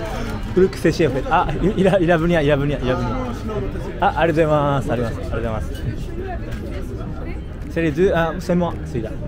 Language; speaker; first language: French; non-native, learner; Japanese